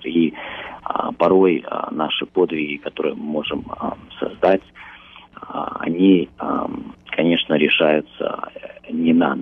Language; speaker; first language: Russian; early bilingual, heritage; Russian